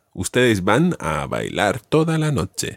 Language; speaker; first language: Spanish; non-native, fluent; English